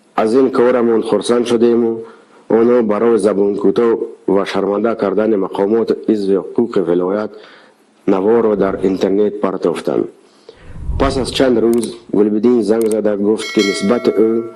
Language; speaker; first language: Tajik; non-native, local second language; Shughni